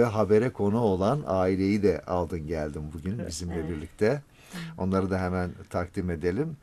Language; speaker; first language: Turkish; native; Turkish